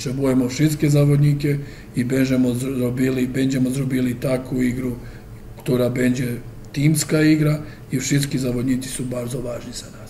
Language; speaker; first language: Polish; non-native, learner; Serbian